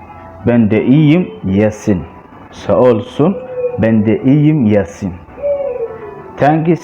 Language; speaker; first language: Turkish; non-native, learner; Somali